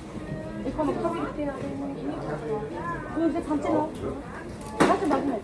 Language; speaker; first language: German; non-native, learner; Mongolian